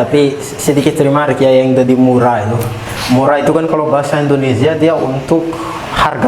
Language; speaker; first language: Indonesian; non-native, fluent; Malagasy